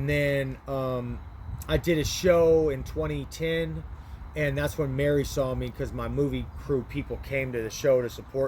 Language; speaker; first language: English; native; English